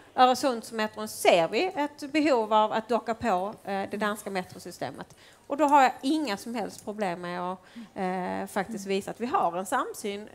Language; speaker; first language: Swedish; native; Swedish